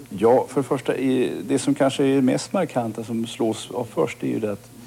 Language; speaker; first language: Swedish; native; Swedish